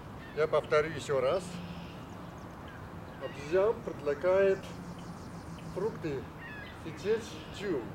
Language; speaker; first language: Russian; non-native, learner; Chinese